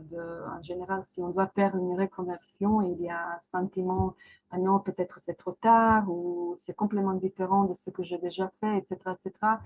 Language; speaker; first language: French; non-native, fluent; Croatian